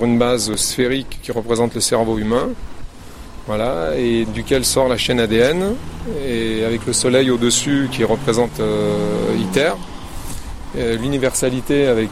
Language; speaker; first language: French; native; French